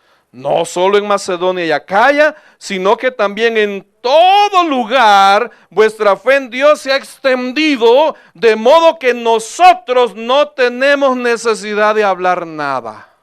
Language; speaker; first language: Spanish; native; Spanish